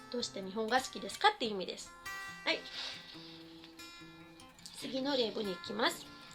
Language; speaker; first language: Japanese; non-native, fluent; Filipino